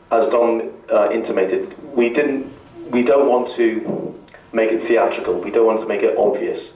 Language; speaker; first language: English; native; English